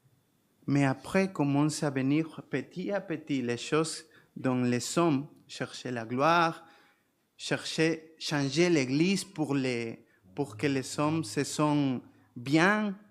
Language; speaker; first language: French; non-native, fluent; Spanish